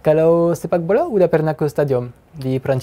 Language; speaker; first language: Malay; non-native, fluent; French